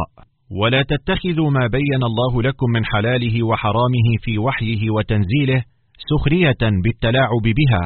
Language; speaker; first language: Arabic; native; Arabic